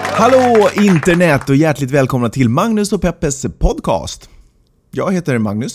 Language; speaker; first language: Swedish; native; Swedish